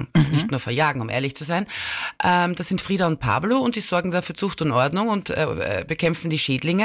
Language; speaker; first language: German; native; German